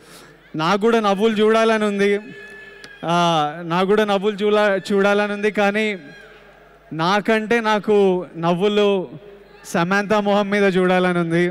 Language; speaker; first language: Telugu; native; Telugu